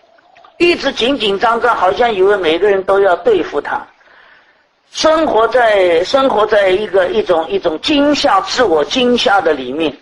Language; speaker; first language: Chinese; native; Chinese